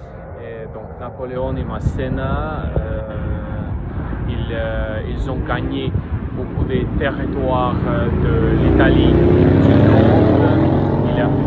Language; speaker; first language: French; non-native, learner; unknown